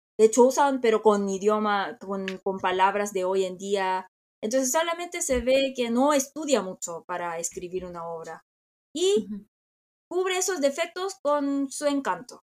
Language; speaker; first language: Spanish; non-native, fluent; Korean